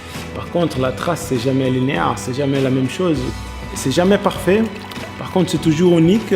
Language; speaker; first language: French; non-native, fluent; Portuguese